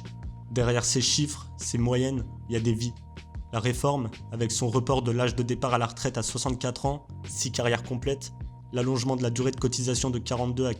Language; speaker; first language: French; native; French